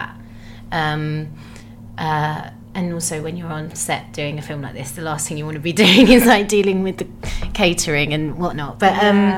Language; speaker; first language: English; native; English